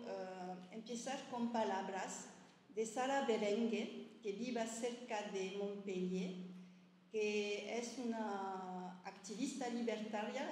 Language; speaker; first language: Spanish; early bilingual, heritage; French